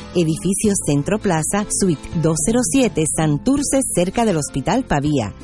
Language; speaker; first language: Spanish; native; Spanish